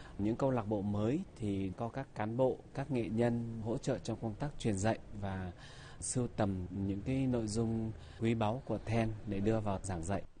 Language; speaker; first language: Vietnamese; non-native, local second language; Tày